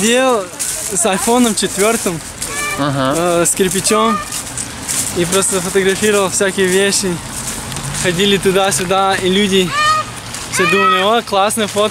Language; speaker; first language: Russian; early bilingual, heritage; Russian